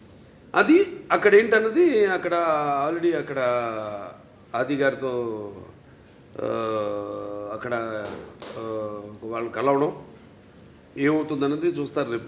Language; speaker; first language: Telugu; native; Telugu